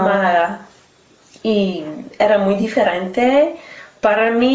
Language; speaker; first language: Spanish; non-native, learner; English